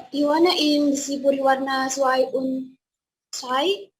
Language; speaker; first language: German; non-native, learner; Indonesian